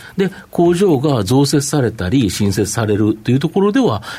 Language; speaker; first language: Japanese; native; Japanese